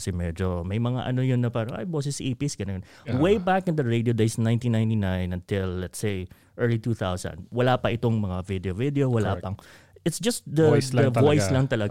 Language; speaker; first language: English; non-native, local second language; Hiligaynon